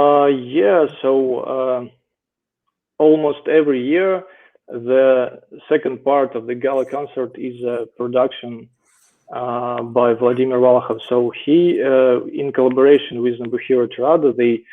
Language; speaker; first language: English; non-native, fluent; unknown